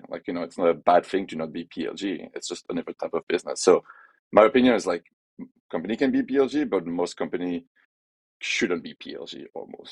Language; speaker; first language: English; non-native, fluent; French